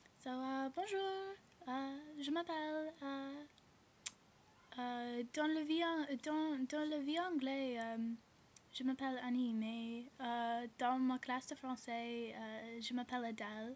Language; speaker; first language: French; non-native, learner; English